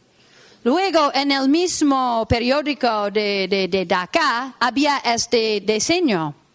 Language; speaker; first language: Spanish; non-native, fluent; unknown